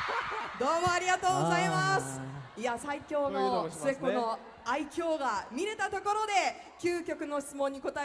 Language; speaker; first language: Japanese; native; Japanese